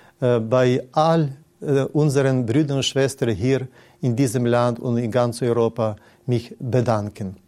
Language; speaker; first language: German; non-native, fluent; Ukrainian